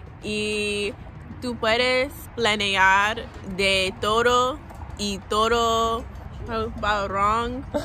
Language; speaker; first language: Spanish; non-native, learner; English